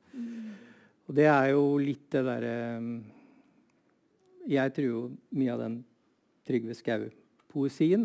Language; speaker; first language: Norwegian; native; Norwegian